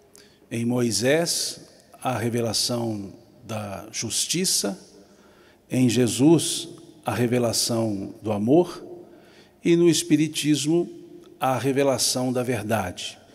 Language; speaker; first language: Portuguese; native; Portuguese